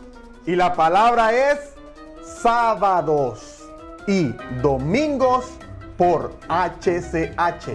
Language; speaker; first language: Spanish; native; Spanish